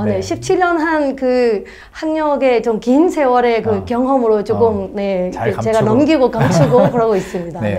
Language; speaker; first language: Korean; non-native, fluent; Burmese